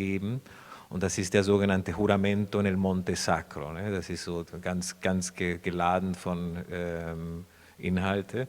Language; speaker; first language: German; non-native, fluent; Spanish